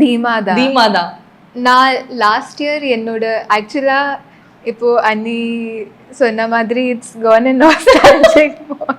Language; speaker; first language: Tamil; non-native, fluent; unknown